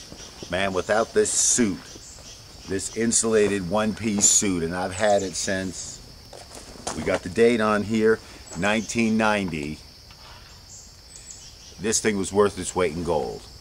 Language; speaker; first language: English; native; English